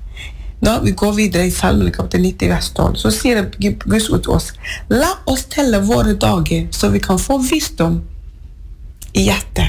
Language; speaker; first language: Norwegian; non-native, fluent; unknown